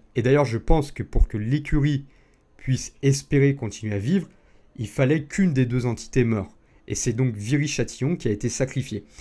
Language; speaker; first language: French; native; French